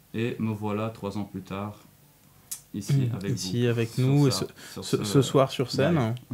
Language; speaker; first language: French; non-native, local second language; Arabic